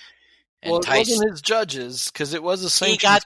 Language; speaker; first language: English; native; English